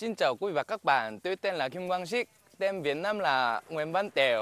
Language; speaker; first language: Vietnamese; non-native, fluent; Korean